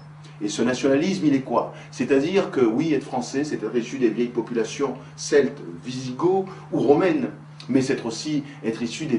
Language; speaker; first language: French; native; French